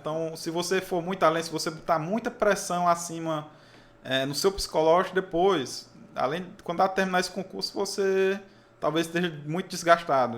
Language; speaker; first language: Portuguese; native; Portuguese